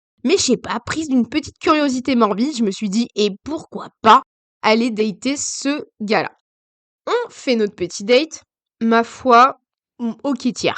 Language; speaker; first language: French; native; French